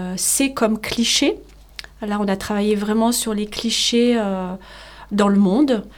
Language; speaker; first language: French; native; French